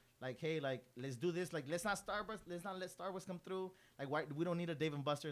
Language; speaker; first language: English; early bilingual, other home language; Spanish